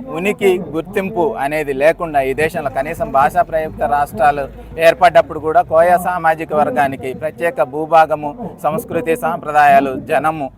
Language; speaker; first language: Telugu; non-native, local second language; Koya